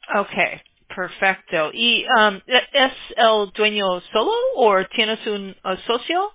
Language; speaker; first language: Spanish; non-native, learner; English